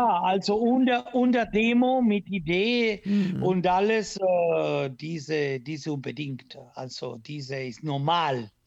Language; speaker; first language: German; non-native, fluent; Italian